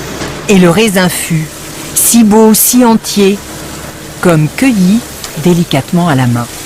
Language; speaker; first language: French; native; French